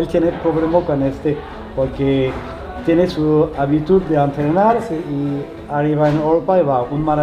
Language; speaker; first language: Spanish; non-native, learner; French